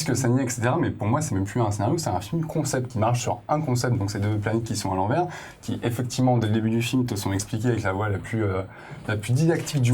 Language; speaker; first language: French; native; French